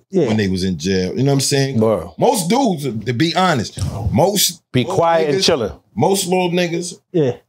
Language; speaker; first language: English; native; English